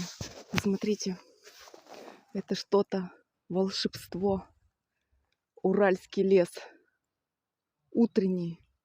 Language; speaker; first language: Russian; native; Russian